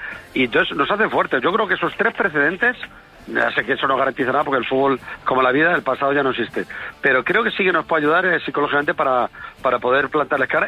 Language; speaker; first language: Spanish; native; Spanish